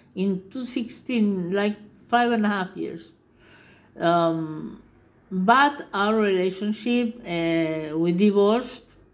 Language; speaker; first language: English; non-native, fluent; Spanish